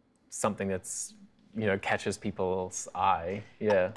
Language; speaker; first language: English; native; English